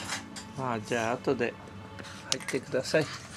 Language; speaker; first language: Japanese; native; Japanese